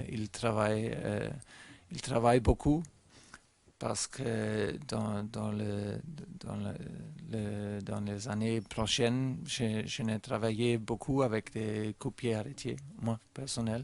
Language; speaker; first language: French; non-native, learner; German